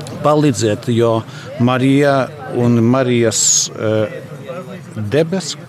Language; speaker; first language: Latvian; non-native, learner; Lithuanian